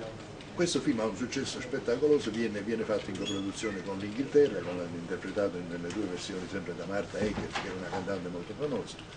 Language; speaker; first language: Italian; native; Italian